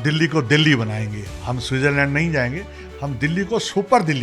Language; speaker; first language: Hindi; native; Hindi